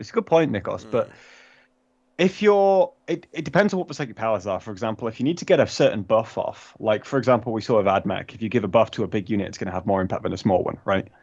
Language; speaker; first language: English; native; English